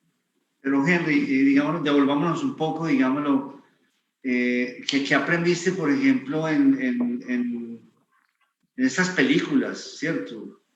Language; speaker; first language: Spanish; native; Spanish